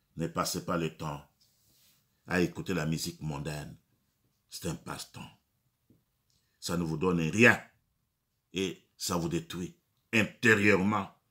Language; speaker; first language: French; non-native, local second language; Lingala